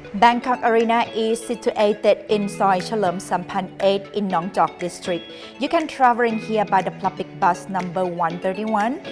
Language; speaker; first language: English; non-native, fluent; Thai